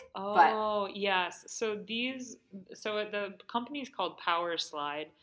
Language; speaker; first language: English; native; English